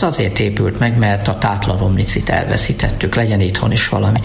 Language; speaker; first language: Hungarian; native; Hungarian